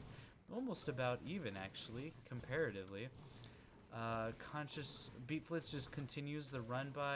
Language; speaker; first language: English; native; English